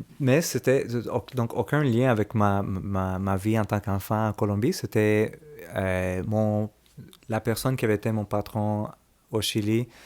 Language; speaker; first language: French; early bilingual, other home language; Spanish